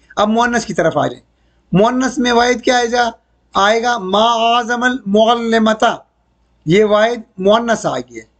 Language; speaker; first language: Urdu; native; Urdu